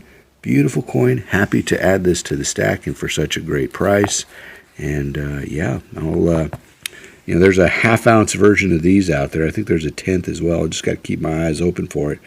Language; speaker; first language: English; native; English